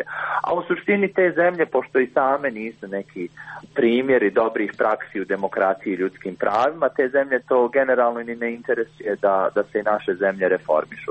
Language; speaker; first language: Croatian; native; Croatian